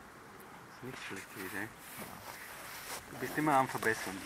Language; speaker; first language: German; non-native, fluent; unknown